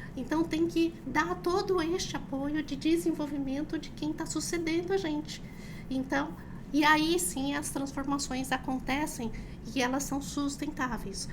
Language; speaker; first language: Portuguese; early bilingual, other home language; Chinese